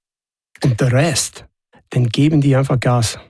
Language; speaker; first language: German; non-native, fluent; English